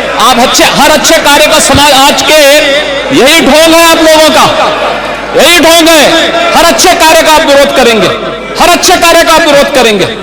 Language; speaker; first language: Hindi; native; Hindi